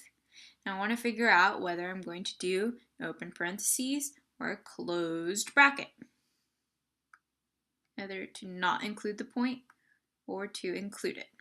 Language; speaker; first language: English; native; English